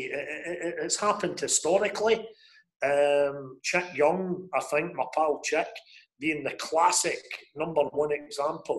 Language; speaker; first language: English; native; English